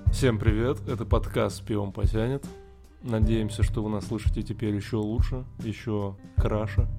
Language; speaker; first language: Russian; native; Russian